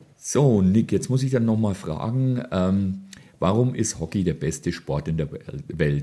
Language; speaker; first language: German; native; German